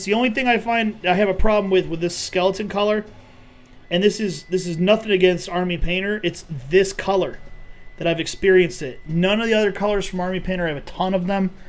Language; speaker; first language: English; native; English